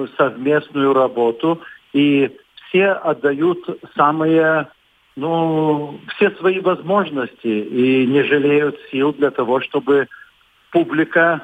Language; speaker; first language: Russian; non-native, fluent; Lithuanian